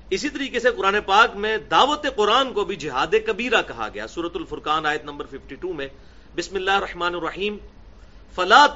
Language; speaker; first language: Urdu; native; Urdu